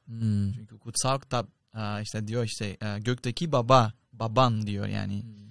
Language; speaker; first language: Turkish; non-native, fluent; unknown